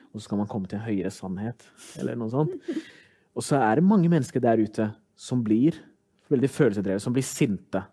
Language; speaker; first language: Norwegian; early bilingual, other home language; Somali